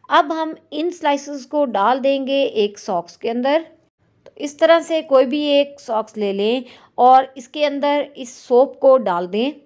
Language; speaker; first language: Urdu; native; Urdu